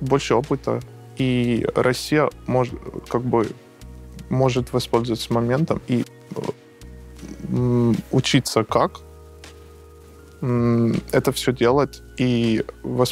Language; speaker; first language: Russian; non-native, fluent; Persian